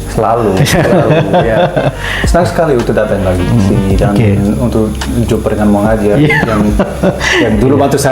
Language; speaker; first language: Indonesian; non-native, fluent; Dutch